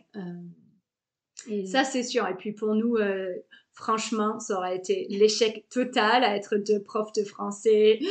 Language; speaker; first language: French; non-native, fluent; English